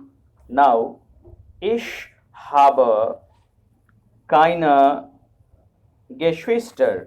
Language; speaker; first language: German; non-native, learner; Urdu